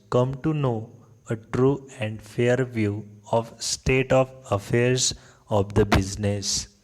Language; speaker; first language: English; non-native, local second language; Marathi